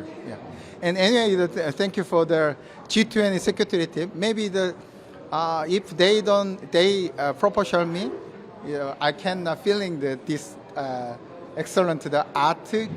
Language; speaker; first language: English; non-native, learner; Korean